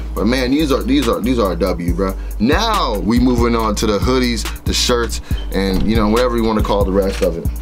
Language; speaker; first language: English; native; English